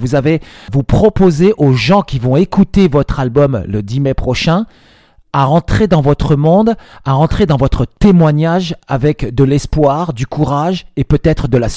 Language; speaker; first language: French; native; French